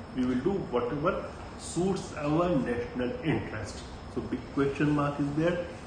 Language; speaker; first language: English; non-native, local second language; Hindi